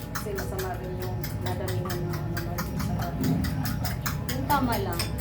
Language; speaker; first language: Filipino; non-native, local second language; Cebuano